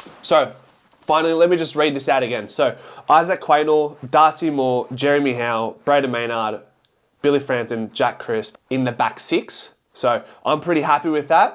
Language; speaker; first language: English; native; English